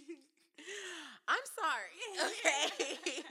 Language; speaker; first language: English; native; English